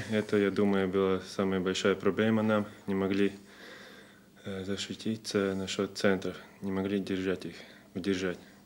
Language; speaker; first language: Russian; non-native, fluent; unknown